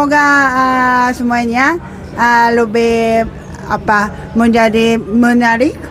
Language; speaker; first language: Indonesian; non-native, learner; Japanese